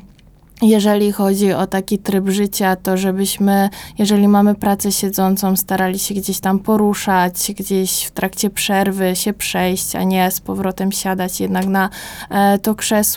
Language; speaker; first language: Polish; native; Polish